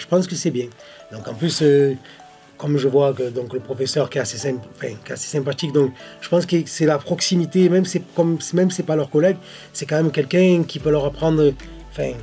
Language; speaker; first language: French; native; French